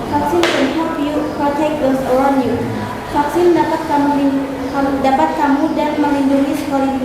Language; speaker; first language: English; non-native, learner; Indonesian